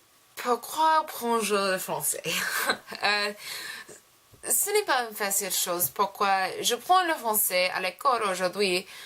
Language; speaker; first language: French; non-native, learner; English